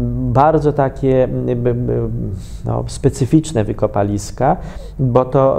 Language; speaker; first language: Polish; native; Polish